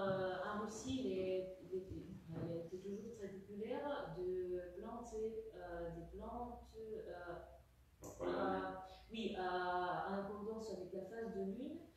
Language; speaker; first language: French; non-native, fluent; Russian